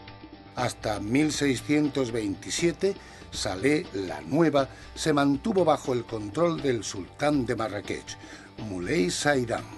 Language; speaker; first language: Spanish; native; Spanish